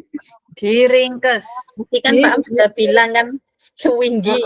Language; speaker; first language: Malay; non-native, local second language; Javanese